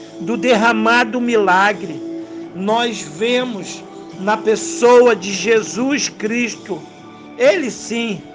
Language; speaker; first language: Portuguese; native; Portuguese